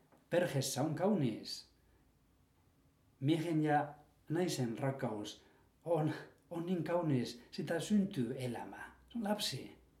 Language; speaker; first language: Finnish; non-native, fluent; Spanish